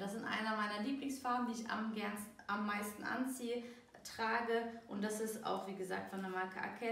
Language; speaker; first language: German; early bilingual, other home language; Turkish